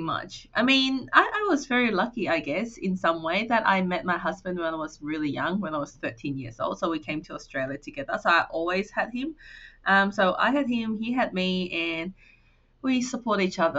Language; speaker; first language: English; non-native, local second language; Cantonese